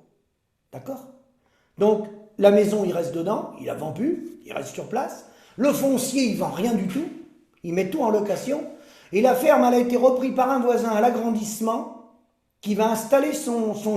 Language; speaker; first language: French; native; French